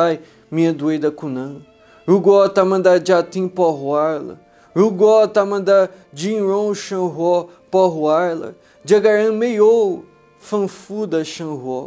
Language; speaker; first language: Chinese; non-native, fluent; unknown